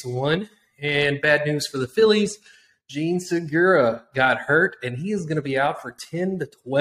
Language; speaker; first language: English; native; English